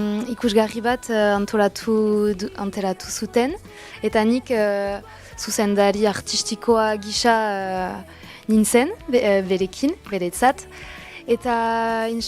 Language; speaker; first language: Basque; non-native, local second language; French